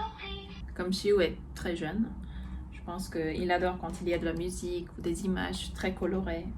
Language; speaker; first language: French; non-native, fluent; Korean